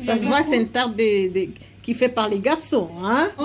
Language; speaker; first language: French; native; French